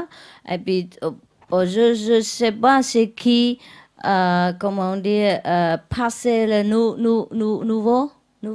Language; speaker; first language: French; non-native, learner; Vietnamese